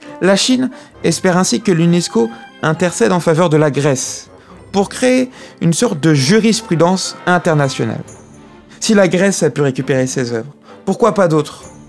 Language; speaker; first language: French; native; French